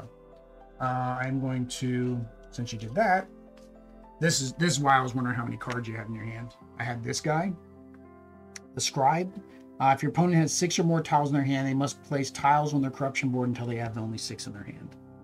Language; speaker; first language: English; native; English